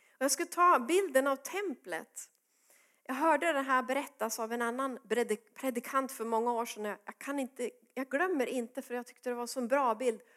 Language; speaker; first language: Swedish; native; Swedish